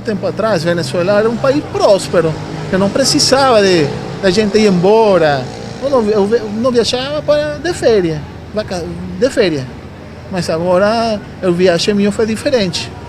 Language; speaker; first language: Portuguese; non-native, learner; Spanish